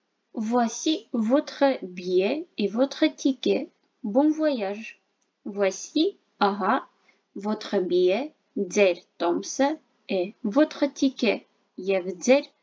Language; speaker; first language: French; non-native, fluent; Armenian